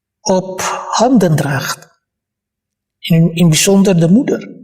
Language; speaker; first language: Dutch; early bilingual, other home language; Malay